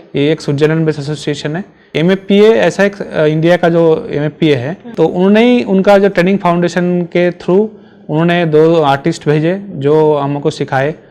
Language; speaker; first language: Hindi; non-native, local second language; Bangla